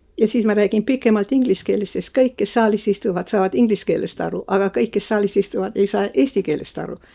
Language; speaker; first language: Estonian; early bilingual, heritage; Estonian